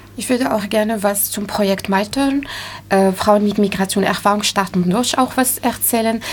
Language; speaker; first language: German; non-native, fluent; Arabic